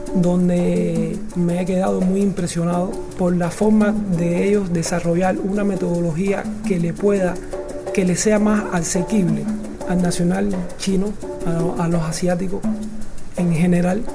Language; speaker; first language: Spanish; native; Spanish